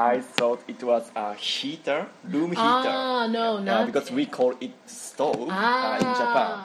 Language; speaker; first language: English; non-native, learner; Japanese